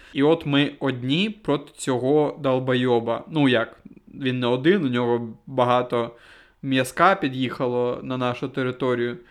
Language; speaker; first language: Ukrainian; non-native, local second language; Russian